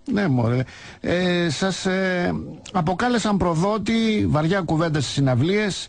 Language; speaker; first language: Greek; native; Greek